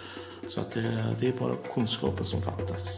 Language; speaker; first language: Swedish; non-native, learner; Persian